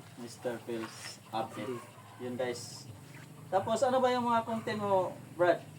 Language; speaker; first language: Filipino; non-native, local second language; Cebuano